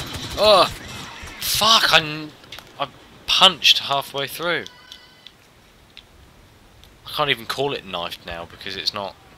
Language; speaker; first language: English; native; English